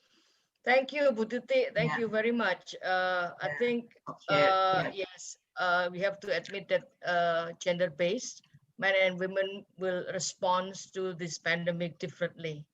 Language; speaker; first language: English; non-native, fluent; Indonesian